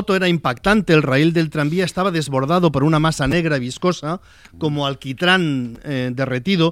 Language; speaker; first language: Spanish; native; Spanish